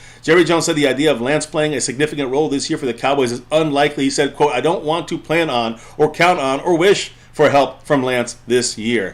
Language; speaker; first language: English; native; English